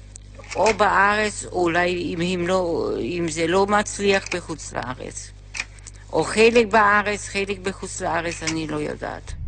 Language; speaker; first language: Hebrew; non-native, fluent; German